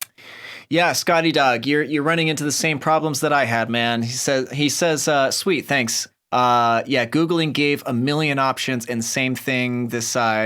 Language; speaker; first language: English; native; English